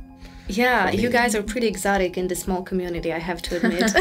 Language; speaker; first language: English; non-native, fluent; Croatian